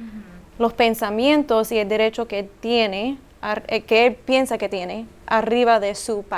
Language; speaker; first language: Spanish; early bilingual, heritage; Spanish